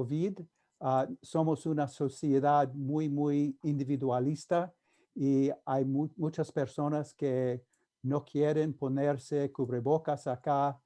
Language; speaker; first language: Spanish; non-native, fluent; English